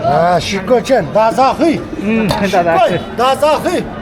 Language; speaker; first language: Chinese; non-native, local second language; Uyghur